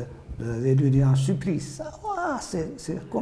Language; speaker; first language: French; non-native, learner; Chinese